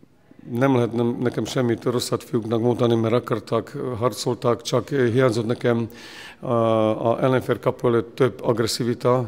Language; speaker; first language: Hungarian; non-native, learner; Slovak